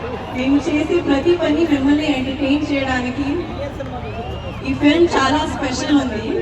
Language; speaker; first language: Telugu; non-native, learner; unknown